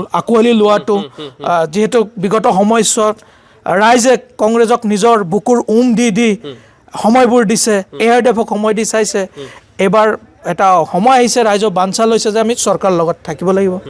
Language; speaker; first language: Assamese; non-native, local second language; Bangla